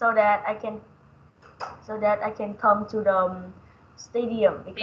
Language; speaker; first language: English; non-native, learner; Vietnamese